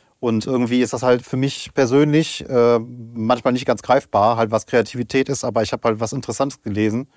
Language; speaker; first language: German; native; German